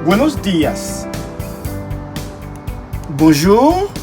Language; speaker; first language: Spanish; non-native, fluent; Haitian Creole